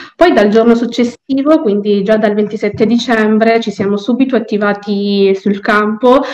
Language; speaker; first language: Italian; native; Italian